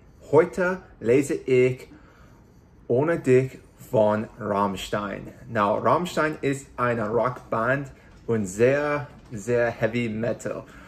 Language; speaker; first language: German; non-native, learner; English